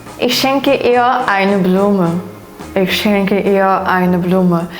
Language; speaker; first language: German; non-native, fluent; Ukrainian